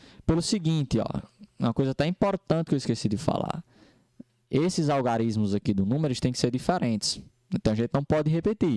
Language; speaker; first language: Portuguese; native; Portuguese